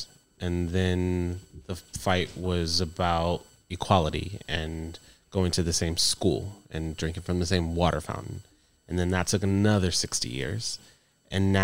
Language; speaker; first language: English; native; English